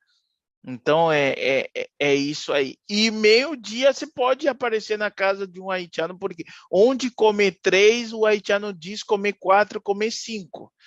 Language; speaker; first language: Portuguese; non-native, fluent; Haitian Creole